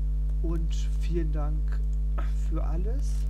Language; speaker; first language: German; non-native, fluent; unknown